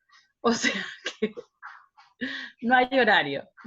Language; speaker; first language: Spanish; native; Spanish